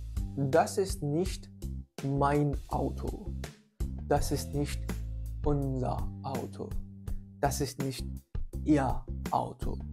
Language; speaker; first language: German; non-native, fluent; Persian